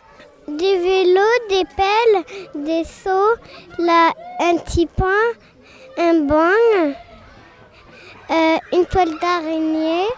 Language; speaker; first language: French; native; French